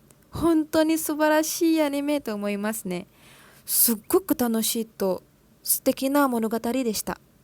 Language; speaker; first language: Japanese; non-native, learner; Malay